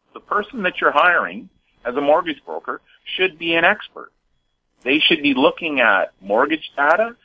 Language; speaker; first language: English; native; English